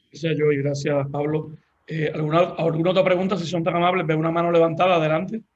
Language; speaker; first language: Spanish; native; Spanish